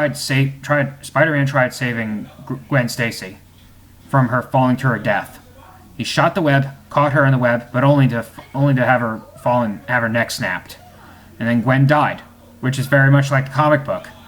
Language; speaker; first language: English; native; English